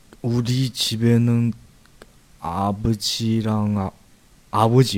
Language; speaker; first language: Korean; non-native, learner; Chinese